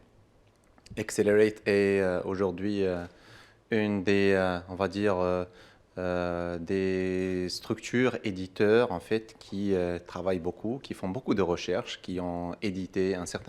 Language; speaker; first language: French; non-native, local second language; Arabic